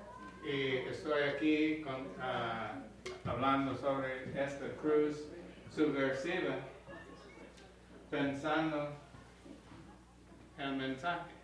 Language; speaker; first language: Spanish; non-native, learner; English